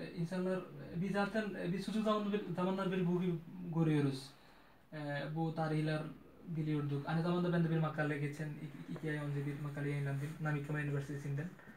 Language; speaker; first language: Turkish; non-native, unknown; Bangla